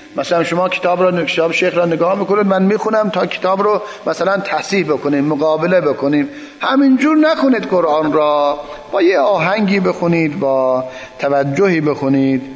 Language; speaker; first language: Persian; non-native, local second language; Azerbaijani